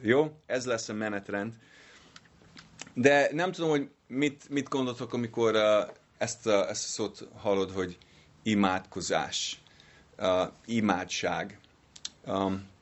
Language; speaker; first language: Hungarian; non-native, learner; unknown